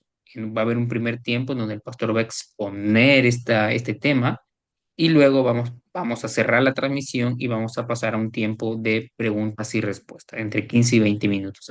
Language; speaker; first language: Spanish; native; Spanish